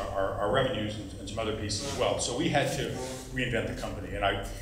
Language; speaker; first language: English; native; English